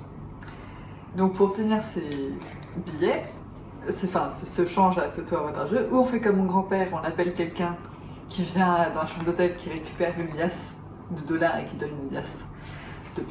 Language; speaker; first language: French; native; French